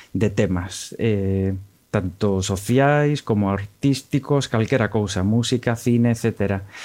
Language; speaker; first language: Galician; non-native, local second language; Spanish